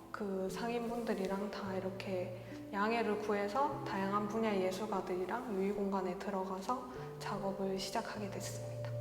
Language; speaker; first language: Korean; native; Korean